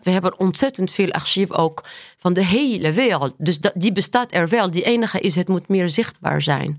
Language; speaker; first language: Dutch; non-native, fluent; Arabic